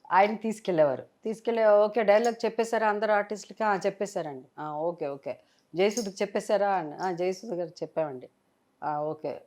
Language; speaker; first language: Telugu; native; Telugu